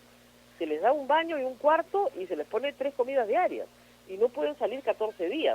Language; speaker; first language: Spanish; native; Spanish